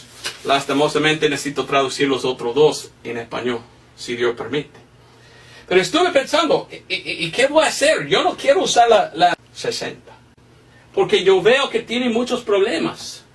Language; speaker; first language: Spanish; non-native, fluent; English